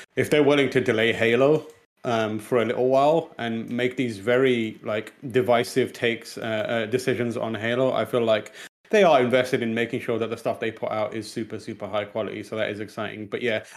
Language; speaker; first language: English; non-native, local second language; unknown